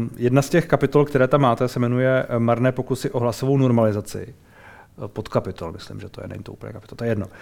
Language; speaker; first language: Czech; native; Czech